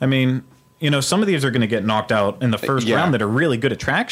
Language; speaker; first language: English; native; English